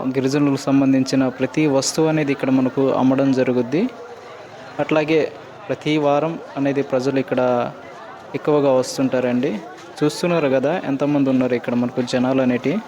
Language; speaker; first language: Telugu; non-native, local second language; Koya